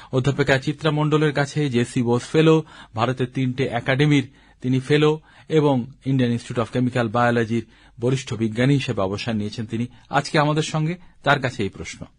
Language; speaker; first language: Bangla; native; Bangla